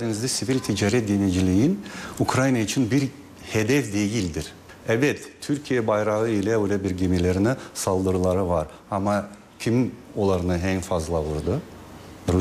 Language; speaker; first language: Turkish; non-native, fluent; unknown